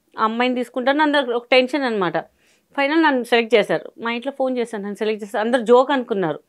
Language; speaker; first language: Telugu; non-native, local second language; Hindi